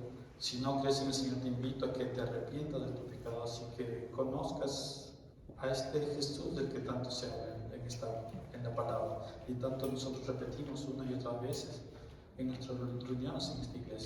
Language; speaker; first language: Spanish; native; Spanish